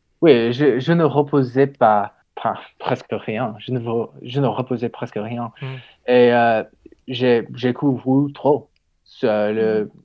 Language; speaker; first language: French; non-native, learner; English